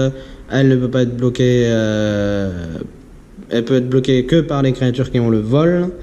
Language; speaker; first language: French; native; French